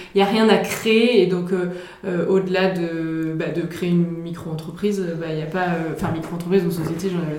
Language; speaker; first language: French; native; French